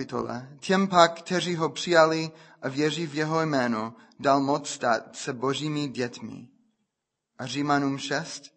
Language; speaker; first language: Czech; non-native, fluent; English